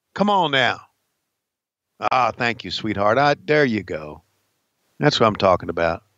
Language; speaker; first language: English; native; English